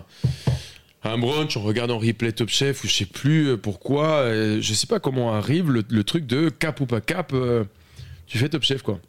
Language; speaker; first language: French; non-native, fluent; Spanish